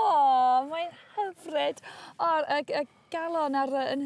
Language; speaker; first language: Welsh; non-native, learner; English